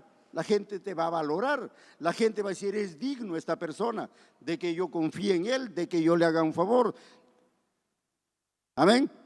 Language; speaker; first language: Spanish; native; Spanish